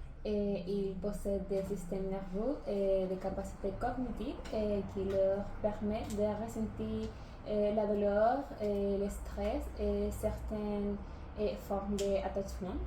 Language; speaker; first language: French; non-native, learner; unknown